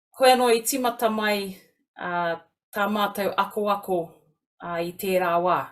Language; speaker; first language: Māori; non-native, local second language; English